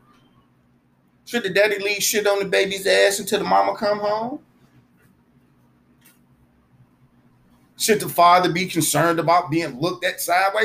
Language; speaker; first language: English; native; English